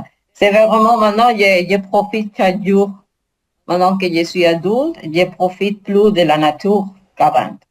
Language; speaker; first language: French; non-native, learner; Spanish